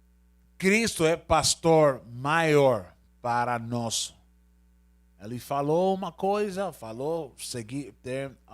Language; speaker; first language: Portuguese; non-native, learner; Spanish